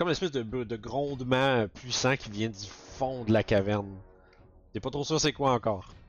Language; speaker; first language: French; native; French